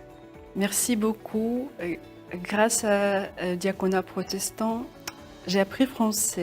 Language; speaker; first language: French; non-native, learner; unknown